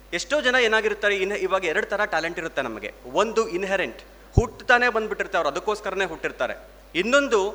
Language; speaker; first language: Kannada; non-native, local second language; Telugu